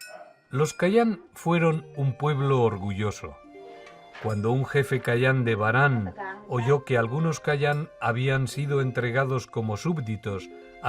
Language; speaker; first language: Spanish; native; Spanish